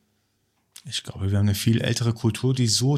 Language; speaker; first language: German; early bilingual, other home language; Persian